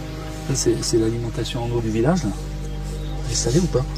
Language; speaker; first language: French; native; French